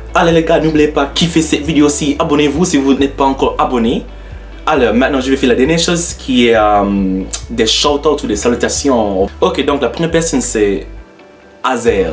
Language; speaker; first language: French; non-native, learner; English